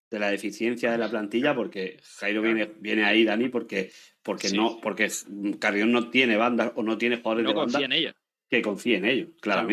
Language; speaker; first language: Spanish; native; Spanish